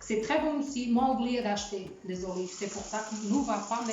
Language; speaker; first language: French; non-native, learner; Portuguese